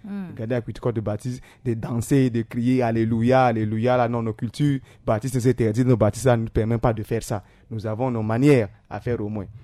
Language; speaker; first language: French; non-native, local second language; Sango